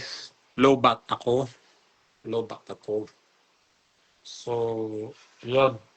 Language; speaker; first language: Filipino; non-native, learner; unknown